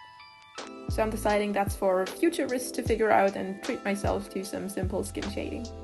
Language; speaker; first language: English; non-native, fluent; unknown